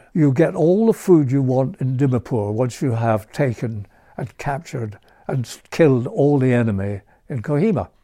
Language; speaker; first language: English; native; English